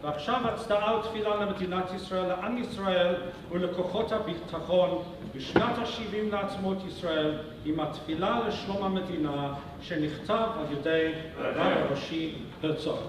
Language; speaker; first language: Hebrew; native; Hebrew